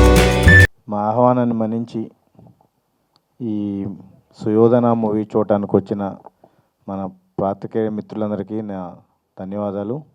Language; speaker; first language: Telugu; native; Telugu